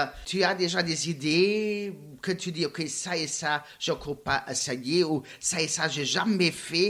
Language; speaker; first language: French; non-native, learner; Luxembourgish